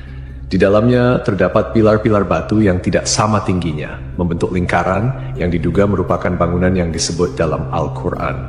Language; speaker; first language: Indonesian; native; Indonesian